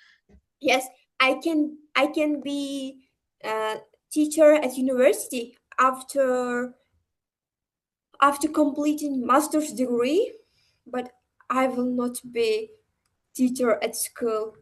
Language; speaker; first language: English; non-native, learner; Uzbek